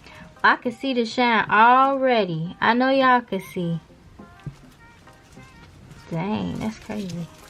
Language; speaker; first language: English; native; English